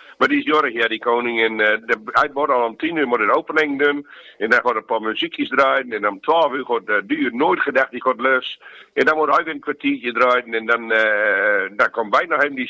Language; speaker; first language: Dutch; native; Dutch